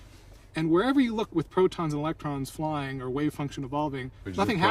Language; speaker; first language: English; native; English